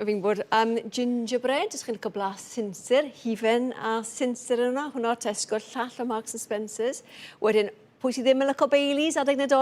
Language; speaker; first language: Welsh; native; Welsh